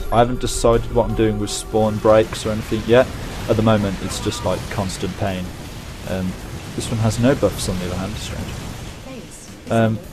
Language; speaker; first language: English; native; English